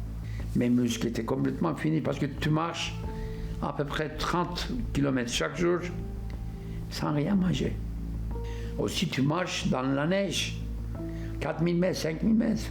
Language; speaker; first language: French; non-native, fluent; Turkish